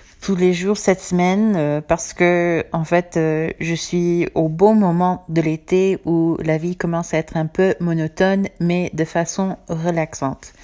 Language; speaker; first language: French; non-native, fluent; English